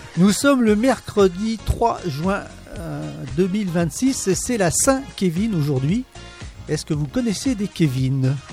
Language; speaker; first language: French; native; French